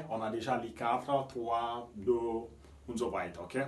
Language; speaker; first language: German; non-native, fluent; French